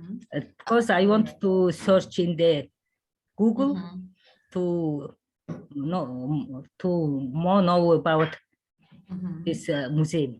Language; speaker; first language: English; non-native, learner; Mongolian